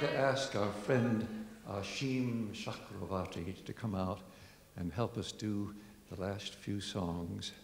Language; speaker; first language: English; native; English